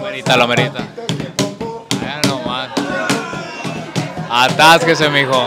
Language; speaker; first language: Spanish; native; Spanish